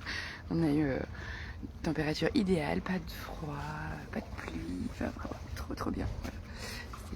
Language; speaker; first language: French; native; French